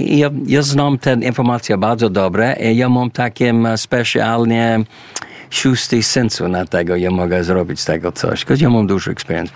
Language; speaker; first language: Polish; early bilingual, heritage; English